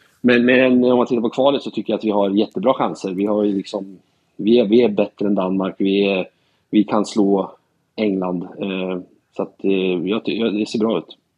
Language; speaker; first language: Swedish; native; Swedish